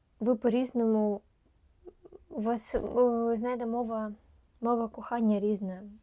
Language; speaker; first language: Ukrainian; non-native, local second language; Russian